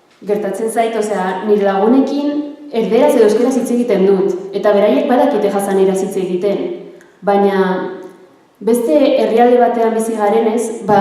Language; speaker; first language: Basque; early bilingual, other home language; Arabic